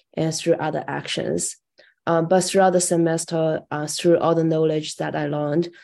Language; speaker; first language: English; non-native, fluent; Chinese